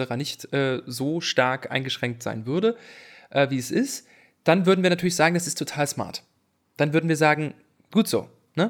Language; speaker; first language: German; native; German